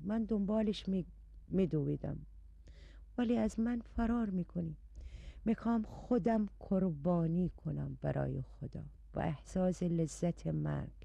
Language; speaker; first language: Persian; non-native, learner; Arabic